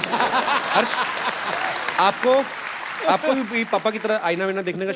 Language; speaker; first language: Hindi; native; Hindi